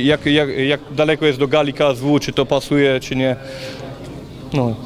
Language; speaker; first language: Polish; early bilingual, heritage; Polish